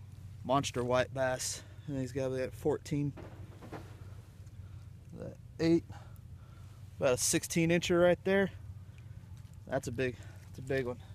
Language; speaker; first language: English; native; English